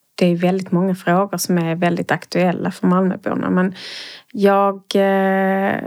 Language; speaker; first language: Swedish; native; Swedish